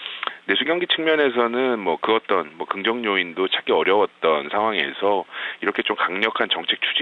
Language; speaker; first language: Korean; native; Korean